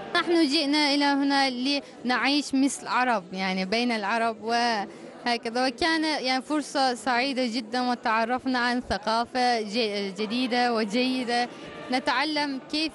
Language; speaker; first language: Arabic; non-native, learner; Turkish